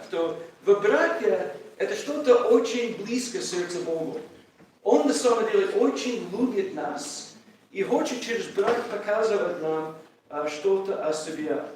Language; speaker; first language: Russian; non-native, learner; English